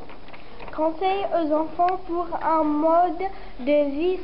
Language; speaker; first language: French; non-native, learner; Arabic